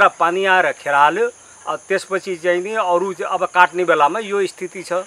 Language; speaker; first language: Nepali; native; Nepali